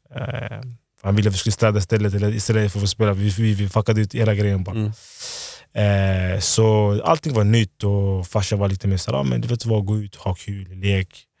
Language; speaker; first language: Swedish; early bilingual, other home language; Lingala